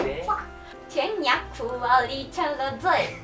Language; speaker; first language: Vietnamese; non-native, learner; Japanese